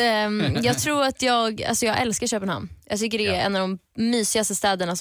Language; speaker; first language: Swedish; native; Swedish